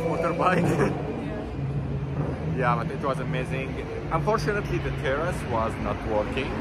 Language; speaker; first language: English; non-native, fluent; Arabic